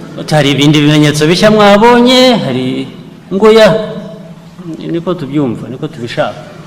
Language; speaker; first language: Kinyarwanda; native; Kinyarwanda